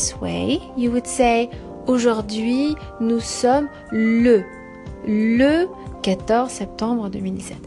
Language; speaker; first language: English; non-native, fluent; French